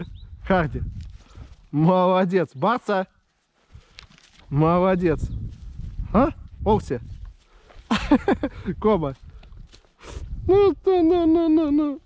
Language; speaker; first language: Russian; native; Russian